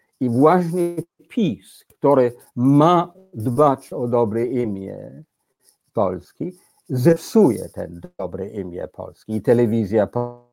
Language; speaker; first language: Polish; non-native, fluent; English